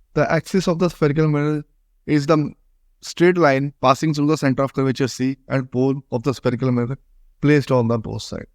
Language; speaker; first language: English; non-native, local second language; Punjabi